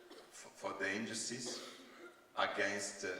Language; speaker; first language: English; non-native, learner; Italian